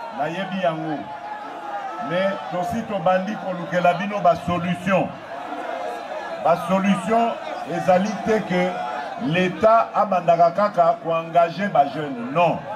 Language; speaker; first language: Lingala; non-native, local second language; Luba-Lulua